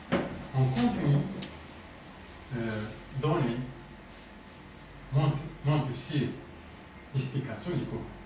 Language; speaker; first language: French; non-native, fluent; Arabic